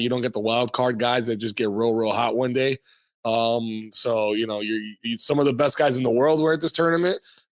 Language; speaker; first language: English; native; English